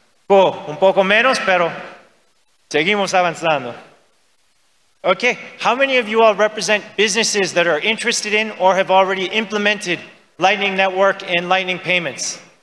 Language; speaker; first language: English; native; English